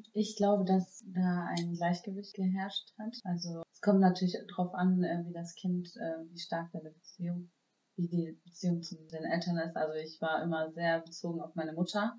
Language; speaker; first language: German; native; German